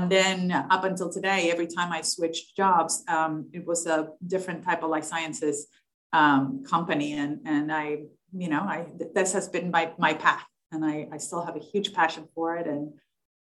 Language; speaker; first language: English; non-native, fluent; Spanish